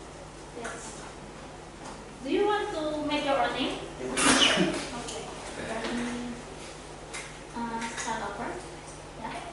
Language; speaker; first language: English; non-native, fluent; Indonesian